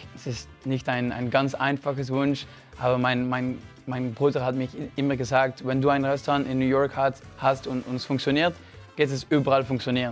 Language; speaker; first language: German; non-native, fluent; French